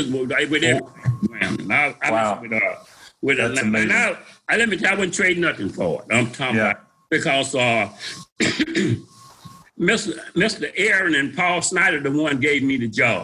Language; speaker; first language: English; native; English